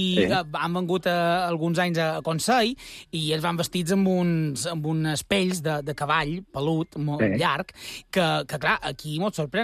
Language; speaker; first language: Catalan; native; Catalan